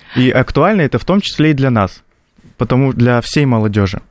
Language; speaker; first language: Russian; native; Russian